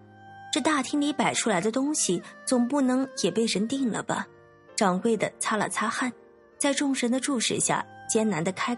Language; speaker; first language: Chinese; native; Chinese